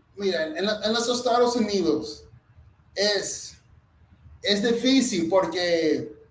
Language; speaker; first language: Spanish; non-native, fluent; English